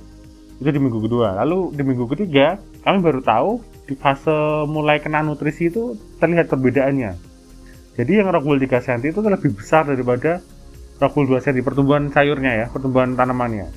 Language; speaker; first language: Indonesian; native; Indonesian